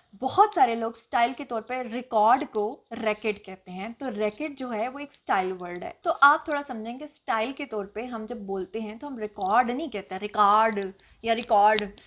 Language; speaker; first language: Urdu; non-native, local second language; Punjabi